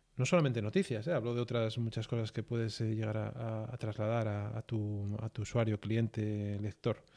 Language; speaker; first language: Spanish; native; Spanish